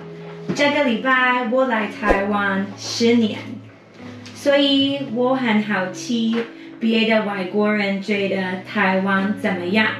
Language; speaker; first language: Chinese; non-native, fluent; English